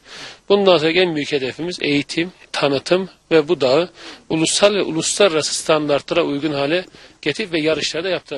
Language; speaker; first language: Turkish; native; Turkish